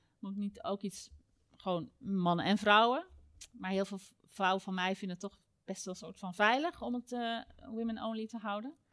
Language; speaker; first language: Dutch; native; Dutch